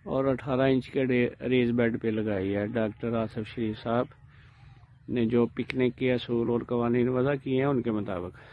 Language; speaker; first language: Urdu; non-native, local second language; Punjabi